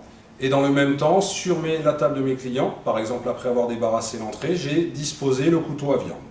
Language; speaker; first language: French; native; French